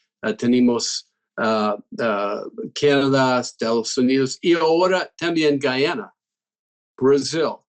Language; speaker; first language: Spanish; non-native, fluent; English